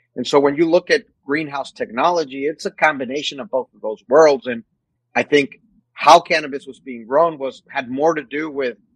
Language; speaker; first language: English; non-native, fluent; Spanish